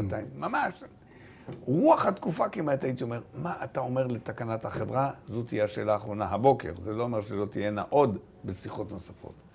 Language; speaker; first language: Hebrew; native; Hebrew